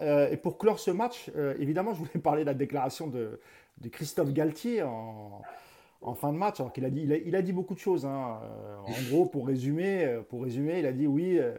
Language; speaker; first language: French; native; French